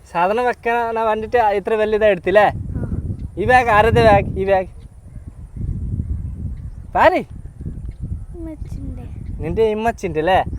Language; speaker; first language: Malayalam; non-native, learner; Bangla